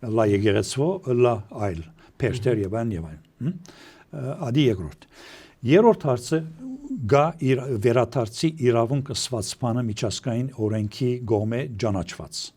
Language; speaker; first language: Armenian; early bilingual, heritage; Armenian